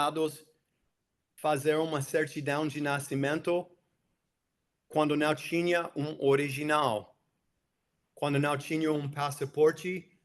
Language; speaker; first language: Portuguese; non-native, fluent; English